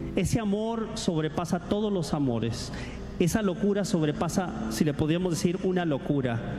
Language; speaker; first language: Spanish; native; Spanish